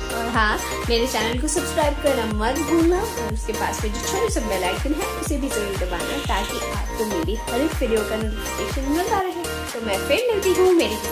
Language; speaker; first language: Hindi; non-native, local second language; Bangla